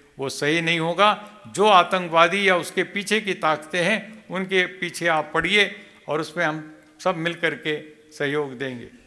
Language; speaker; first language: Hindi; non-native, local second language; Telugu